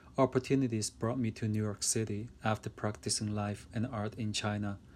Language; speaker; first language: English; non-native, fluent; Chinese